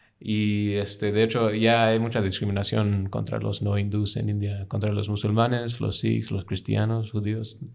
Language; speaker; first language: Spanish; non-native, fluent; English